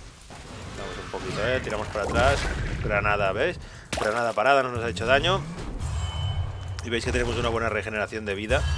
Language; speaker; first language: Spanish; native; Spanish